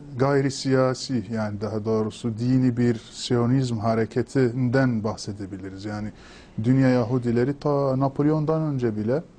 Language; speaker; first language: Turkish; non-native, fluent; Arabic